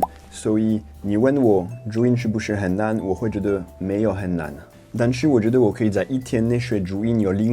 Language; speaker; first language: Chinese; non-native, fluent; French